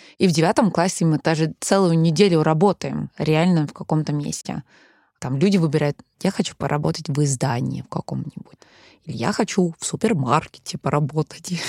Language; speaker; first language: Russian; early bilingual, heritage; Danish